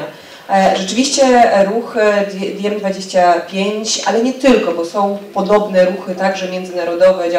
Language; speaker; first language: Polish; native; Polish